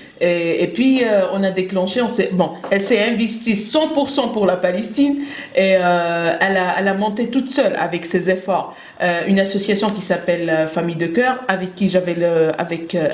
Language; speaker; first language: French; non-native, local second language; Arabic